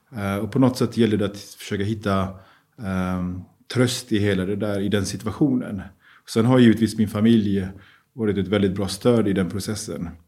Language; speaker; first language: Swedish; early bilingual, other home language; Persian